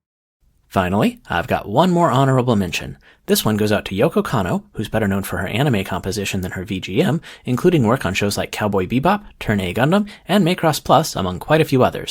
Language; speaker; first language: English; native; English